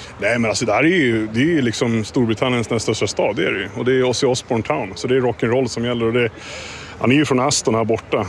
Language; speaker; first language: Swedish; native; Swedish